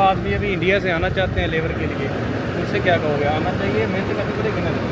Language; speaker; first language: Hindi; non-native, local second language; Punjabi